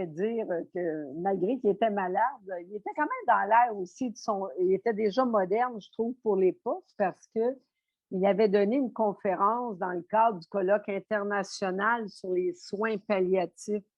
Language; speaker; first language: French; native; French